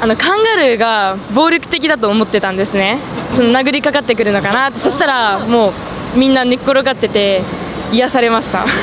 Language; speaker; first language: Japanese; native; Japanese